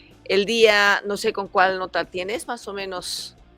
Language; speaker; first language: Spanish; native; Spanish